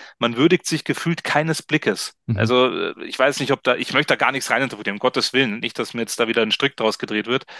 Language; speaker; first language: German; native; German